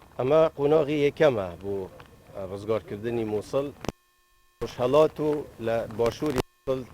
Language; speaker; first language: Central Kurdish; non-native, local second language; Kurdish